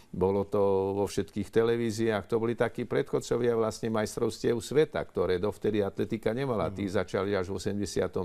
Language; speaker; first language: Slovak; native; Slovak